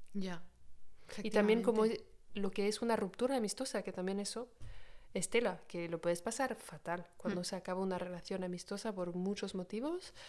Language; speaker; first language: Spanish; non-native, fluent; French